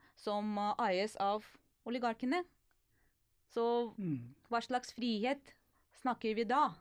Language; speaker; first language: Norwegian; non-native, fluent; Ukrainian